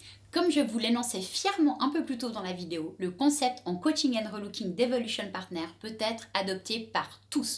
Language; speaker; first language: French; native; French